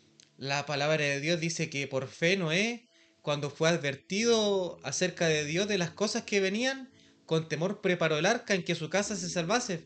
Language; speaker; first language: Spanish; native; Spanish